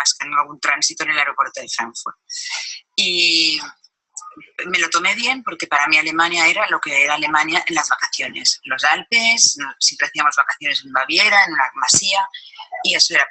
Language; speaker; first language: Spanish; native; Spanish